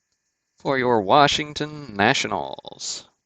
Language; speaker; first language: English; native; English